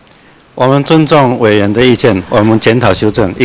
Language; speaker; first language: Chinese; native; Chinese